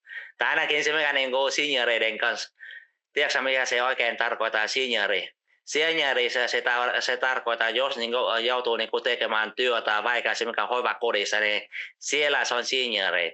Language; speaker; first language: Finnish; non-native, fluent; Vietnamese